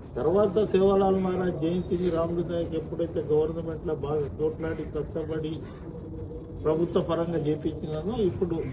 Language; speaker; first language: Telugu; non-native, local second language; Lambadi